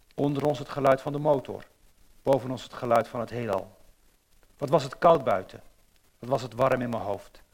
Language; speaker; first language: Dutch; native; Dutch